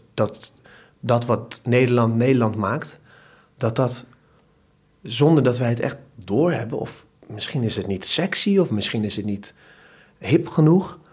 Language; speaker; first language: Dutch; early bilingual, other home language; Turkish